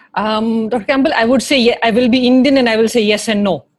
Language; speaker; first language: English; non-native, local second language; Hindi